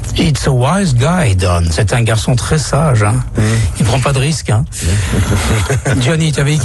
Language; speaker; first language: French; native; French